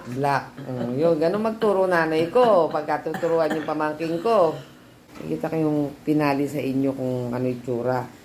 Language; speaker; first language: Filipino; native; Filipino